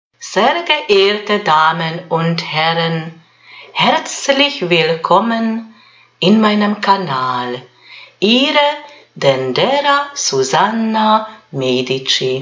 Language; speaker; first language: German; non-native, fluent; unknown